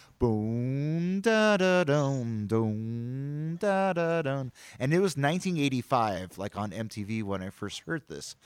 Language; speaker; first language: English; native; English